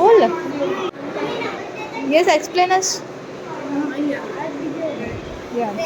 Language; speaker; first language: English; non-native, local second language; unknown